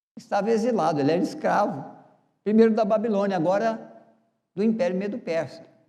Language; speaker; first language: Portuguese; native; Portuguese